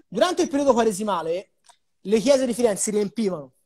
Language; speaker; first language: Italian; native; Italian